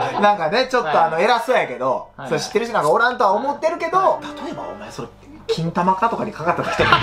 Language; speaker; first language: Japanese; native; Japanese